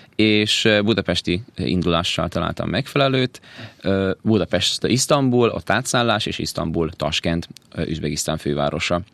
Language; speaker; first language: Hungarian; native; Hungarian